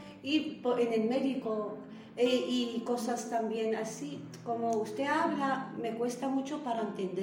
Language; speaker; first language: Spanish; non-native, learner; Arabic